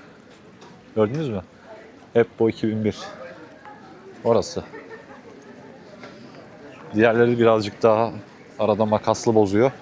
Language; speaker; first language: Turkish; native; Turkish